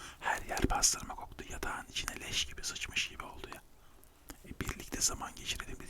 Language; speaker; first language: Turkish; native; Turkish